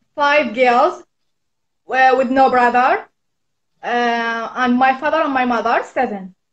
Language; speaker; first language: English; non-native, learner; Arabic